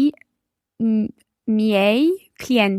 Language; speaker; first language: Italian; non-native, learner; English